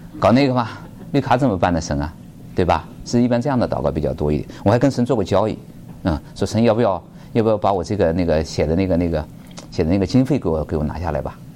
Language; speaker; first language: Chinese; native; Chinese